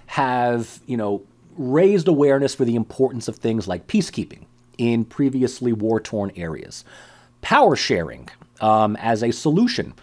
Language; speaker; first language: English; native; English